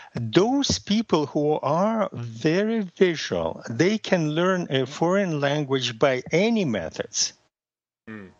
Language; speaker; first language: English; non-native, fluent; Russian